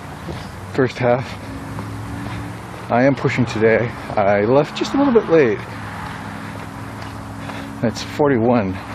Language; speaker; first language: English; native; English